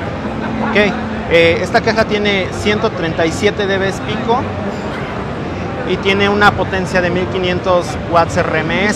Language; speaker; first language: Spanish; native; Spanish